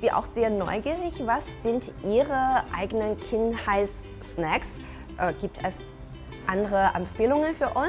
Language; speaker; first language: German; non-native, fluent; Chinese